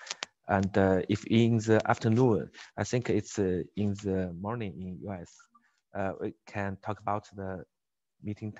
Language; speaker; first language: English; non-native, learner; Chinese